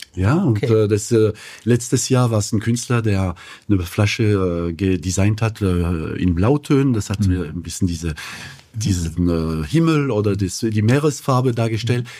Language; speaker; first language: German; non-native, fluent; French